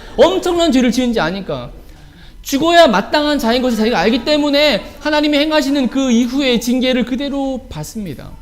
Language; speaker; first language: Korean; native; Korean